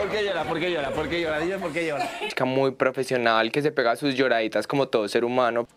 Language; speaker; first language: Spanish; native; Spanish